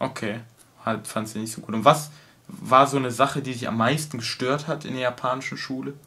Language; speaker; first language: German; native; German